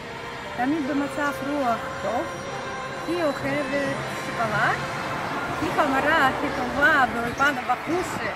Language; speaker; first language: Hebrew; non-native, learner; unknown